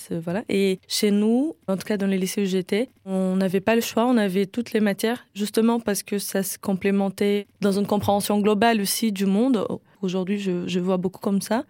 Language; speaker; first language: French; non-native, fluent; Portuguese